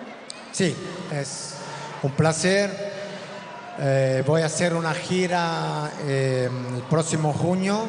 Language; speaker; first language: Spanish; non-native, learner; Italian